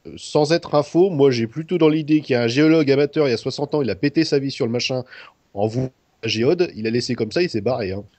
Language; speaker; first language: French; native; French